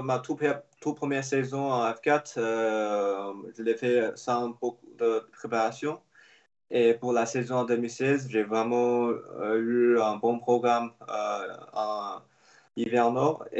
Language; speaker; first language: French; non-native, fluent; Chinese